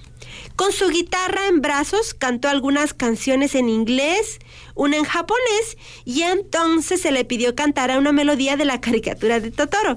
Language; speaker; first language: Spanish; native; Spanish